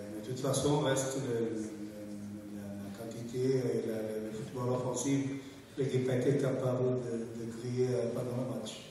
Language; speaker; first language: French; non-native, fluent; Portuguese